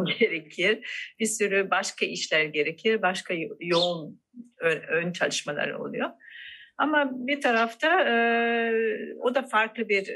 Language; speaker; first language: Turkish; non-native, fluent; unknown